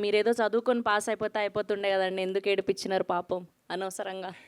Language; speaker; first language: Telugu; native; Telugu